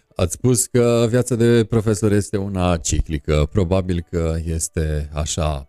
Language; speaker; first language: Romanian; native; Romanian